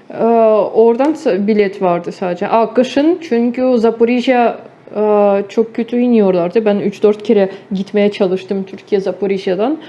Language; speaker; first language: Turkish; non-native, fluent; Ukrainian